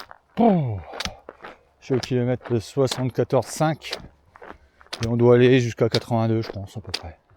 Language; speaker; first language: French; native; French